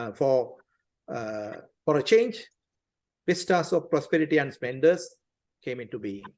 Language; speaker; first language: English; non-native, local second language; Tamil